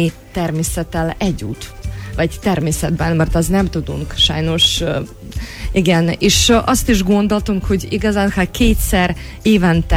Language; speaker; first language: Hungarian; non-native, learner; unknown